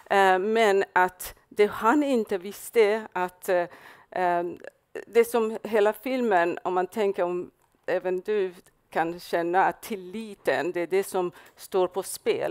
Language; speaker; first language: Swedish; non-native, fluent; Persian